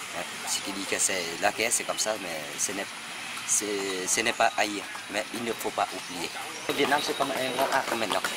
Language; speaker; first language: French; non-native, learner; Vietnamese